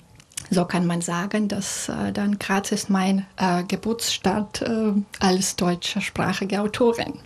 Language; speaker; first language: German; non-native, fluent; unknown